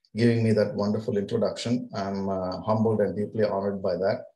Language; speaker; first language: English; non-native, local second language; Kannada